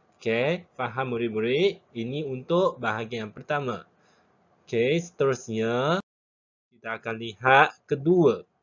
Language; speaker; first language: Malay; non-native, local second language; Chinese